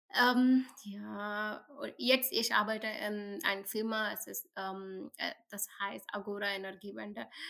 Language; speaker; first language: German; non-native, learner; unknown